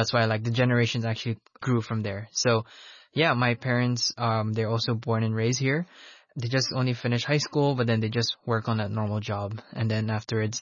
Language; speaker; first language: English; non-native, local second language; Filipino